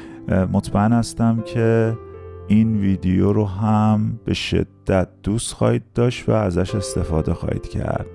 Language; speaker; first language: Persian; native; Persian